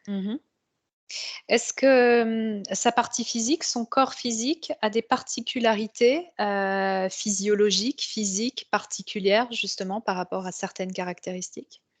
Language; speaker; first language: French; native; French